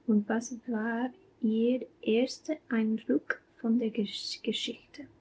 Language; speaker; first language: German; non-native, learner; English